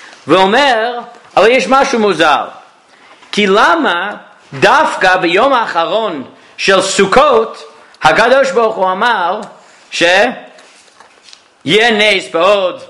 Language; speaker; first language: Hebrew; non-native, fluent; English